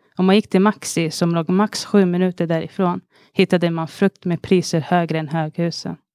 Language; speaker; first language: Swedish; early bilingual, other home language; Arabic